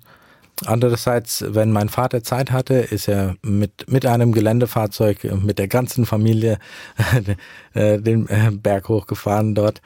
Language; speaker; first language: German; early bilingual, heritage; German